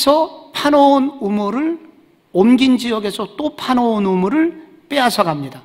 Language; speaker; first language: Korean; native; Korean